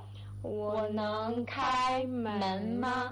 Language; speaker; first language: Chinese; non-native, learner; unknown